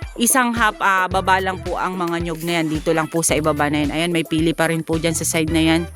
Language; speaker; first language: Filipino; native; Filipino